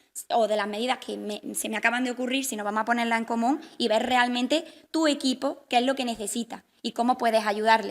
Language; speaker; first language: Spanish; native; Spanish